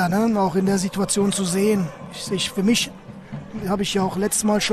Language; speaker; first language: German; native; German